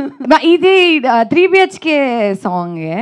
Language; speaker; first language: Telugu; non-native, learner; Kannada